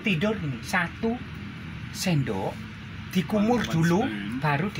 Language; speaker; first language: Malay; non-native, local second language; Javanese